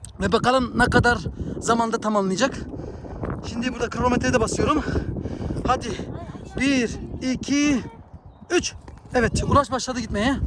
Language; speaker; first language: Turkish; early bilingual, heritage; Turkish